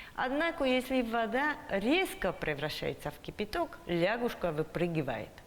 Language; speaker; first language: Russian; non-native, fluent; Slovak